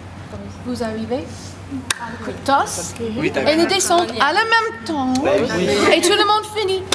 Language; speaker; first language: French; non-native, learner; English